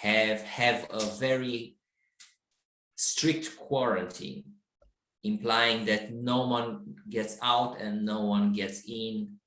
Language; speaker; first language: English; non-native, fluent; Romanian